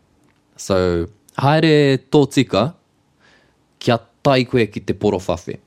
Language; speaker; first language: Māori; non-native, local second language; English